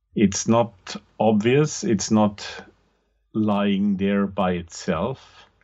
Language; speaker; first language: English; non-native, fluent; German